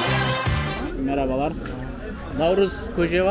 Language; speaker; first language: Turkish; non-native, learner; Kazakh